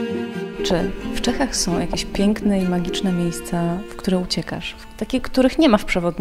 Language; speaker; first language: Polish; native; Polish